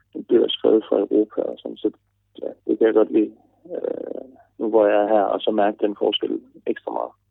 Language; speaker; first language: Danish; early bilingual, other home language; German